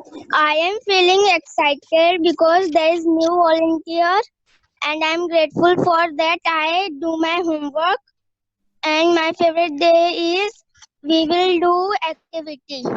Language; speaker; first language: English; non-native, learner; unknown